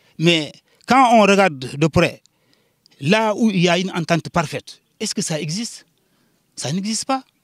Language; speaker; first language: French; non-native, local second language; Jola-Fonyi